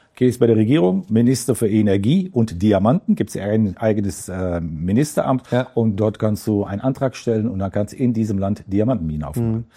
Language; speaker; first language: German; non-native, fluent; Dutch